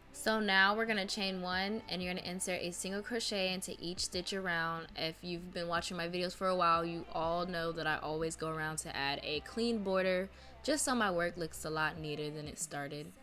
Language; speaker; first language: English; native; English